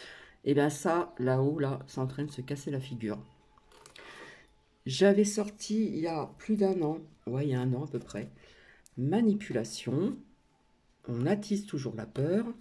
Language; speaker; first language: French; native; French